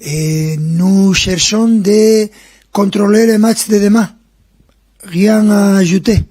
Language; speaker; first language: French; non-native, fluent; Spanish